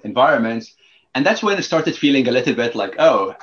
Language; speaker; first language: English; non-native, fluent; Arabic